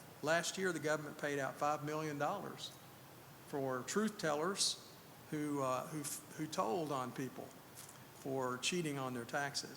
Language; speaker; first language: English; native; English